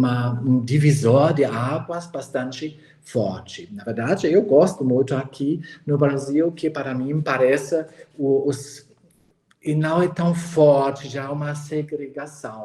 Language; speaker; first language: Portuguese; non-native, fluent; German